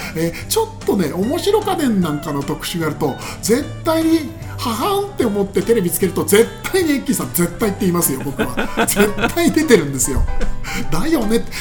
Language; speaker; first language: Japanese; native; Japanese